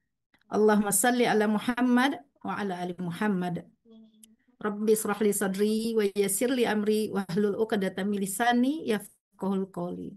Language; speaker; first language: Indonesian; native; Indonesian